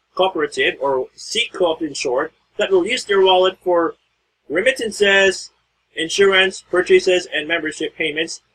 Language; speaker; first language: English; non-native, local second language; Filipino